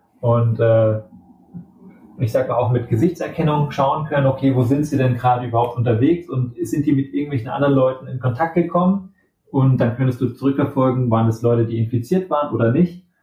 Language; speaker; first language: German; native; German